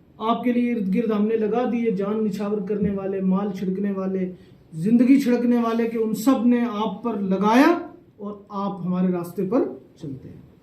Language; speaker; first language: Urdu; non-native, local second language; Saraiki